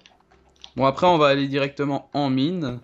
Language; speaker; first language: French; native; French